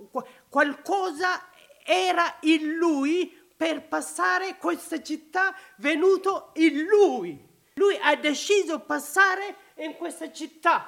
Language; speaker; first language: Italian; non-native, learner; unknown